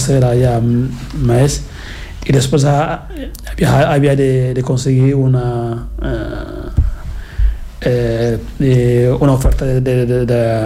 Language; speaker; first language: Catalan; non-native, learner; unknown